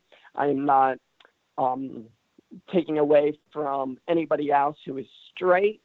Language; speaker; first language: English; native; English